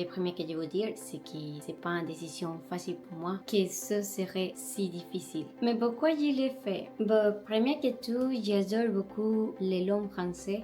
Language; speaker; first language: French; non-native, learner; Spanish